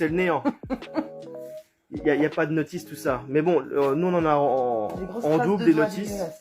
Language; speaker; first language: French; native; French